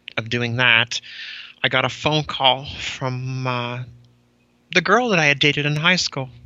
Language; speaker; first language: English; native; English